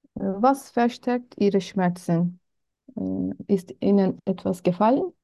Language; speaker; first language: German; non-native, learner; Turkish